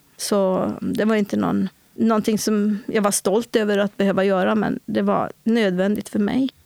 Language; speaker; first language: Swedish; native; Swedish